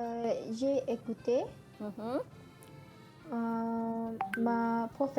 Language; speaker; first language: French; non-native, learner; Malay